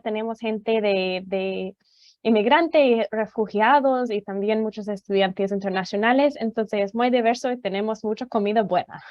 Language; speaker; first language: Spanish; non-native, fluent; English